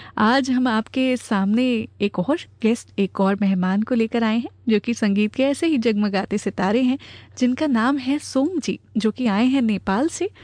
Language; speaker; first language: Hindi; native; Hindi